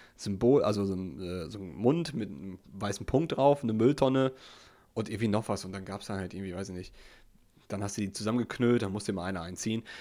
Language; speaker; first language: German; early bilingual, other home language; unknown